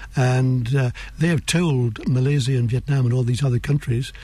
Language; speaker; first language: English; native; English